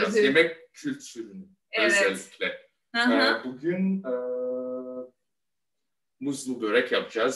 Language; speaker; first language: Turkish; non-native, fluent; Malagasy